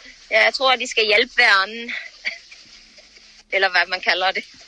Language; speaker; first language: Danish; non-native, fluent; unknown